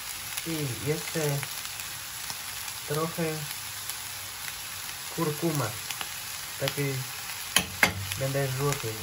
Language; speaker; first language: Polish; non-native, learner; Vietnamese